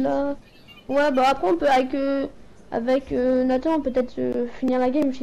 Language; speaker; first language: French; native; French